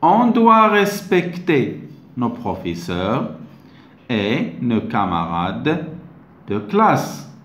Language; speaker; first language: French; non-native, local second language; Arabic